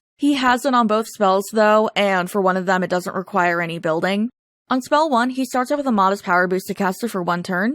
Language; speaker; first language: English; native; English